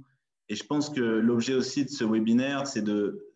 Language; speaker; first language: French; native; French